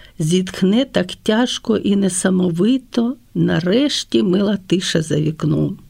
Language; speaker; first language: Ukrainian; non-native, local second language; Russian